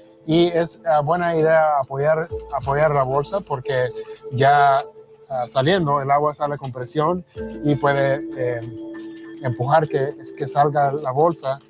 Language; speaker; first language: Spanish; early bilingual, heritage; Spanish